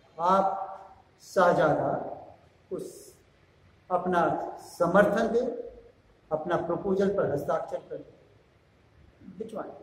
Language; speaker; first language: Hindi; native; Hindi